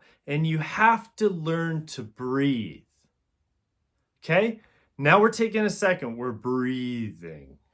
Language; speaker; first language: English; native; English